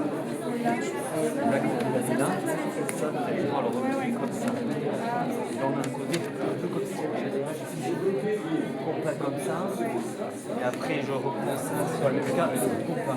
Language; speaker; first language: French; native; French